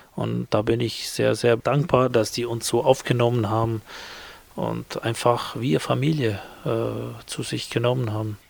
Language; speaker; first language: German; non-native, fluent; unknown